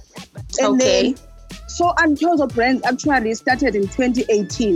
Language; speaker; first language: English; non-native, local second language; Xhosa